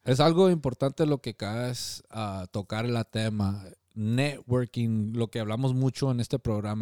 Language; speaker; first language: Spanish; early bilingual, other home language; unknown